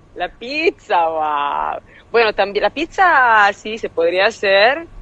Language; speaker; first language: Spanish; non-native, fluent; Italian